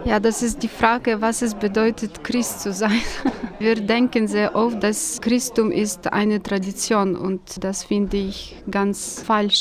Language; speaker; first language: German; non-native, fluent; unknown